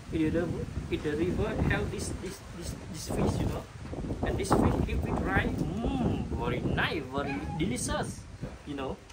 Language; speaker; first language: English; non-native, learner; Khmer